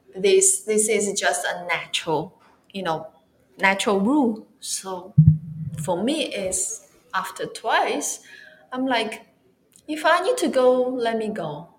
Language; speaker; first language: English; non-native, fluent; Chinese